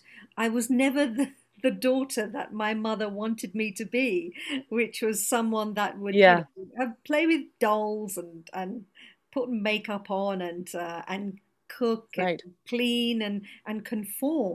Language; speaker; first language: English; non-native, local second language; Gujarati